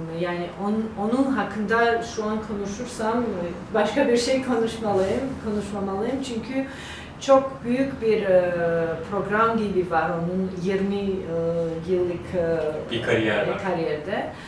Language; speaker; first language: Turkish; non-native, learner; Georgian